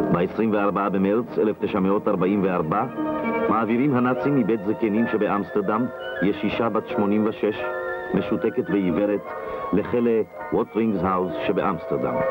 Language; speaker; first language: Hebrew; native; Hebrew